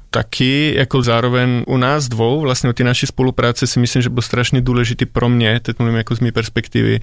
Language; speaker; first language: Czech; non-native, fluent; Slovenian